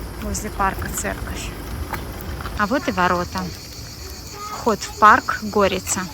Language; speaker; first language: Russian; native; Russian